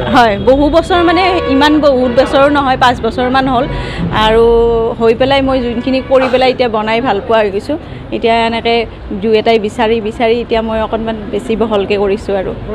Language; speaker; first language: Assamese; native; Assamese